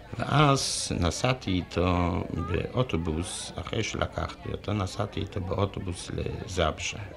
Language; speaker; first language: Hebrew; non-native, fluent; Yiddish